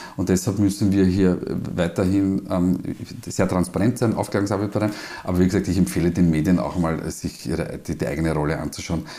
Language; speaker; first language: German; native; German